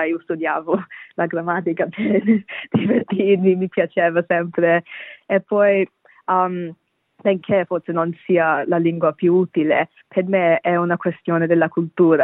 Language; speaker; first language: Italian; non-native, fluent; Bangla